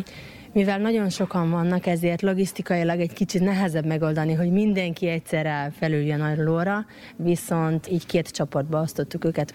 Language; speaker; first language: Hungarian; native; Hungarian